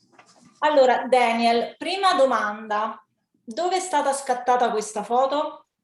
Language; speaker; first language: Italian; native; Italian